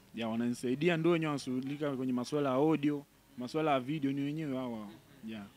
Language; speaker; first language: Swahili; native; Swahili